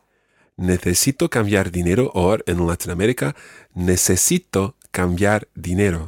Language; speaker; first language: Spanish; non-native, fluent; English